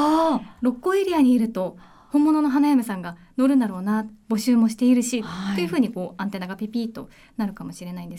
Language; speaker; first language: Japanese; native; Japanese